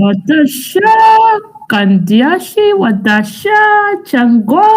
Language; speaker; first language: Chinese; non-native, learner; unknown